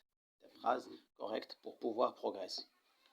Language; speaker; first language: French; non-native, local second language; Arabic